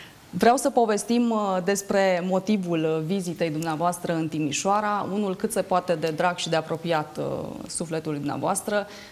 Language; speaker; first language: Romanian; native; Romanian